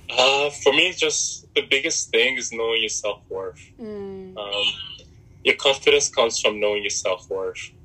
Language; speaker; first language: English; early bilingual, other home language; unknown